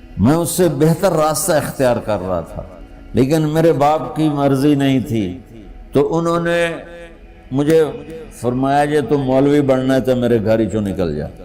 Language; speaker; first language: Urdu; non-native, local second language; Punjabi